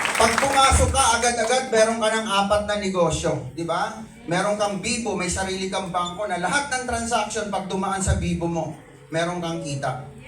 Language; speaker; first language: Filipino; non-native, local second language; Cebuano